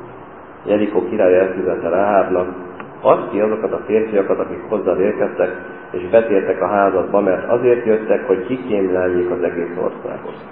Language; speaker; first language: Hungarian; native; Hungarian